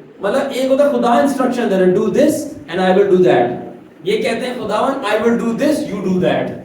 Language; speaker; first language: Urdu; non-native, local second language; Punjabi